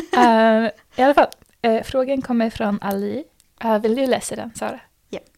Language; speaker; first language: Swedish; non-native, fluent; English